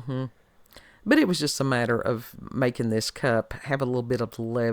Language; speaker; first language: English; native; English